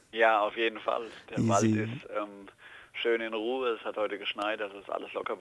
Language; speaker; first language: German; native; German